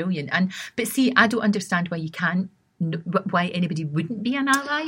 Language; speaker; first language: English; native; English